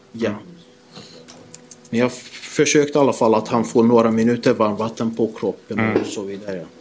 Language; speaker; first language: Swedish; non-native, fluent; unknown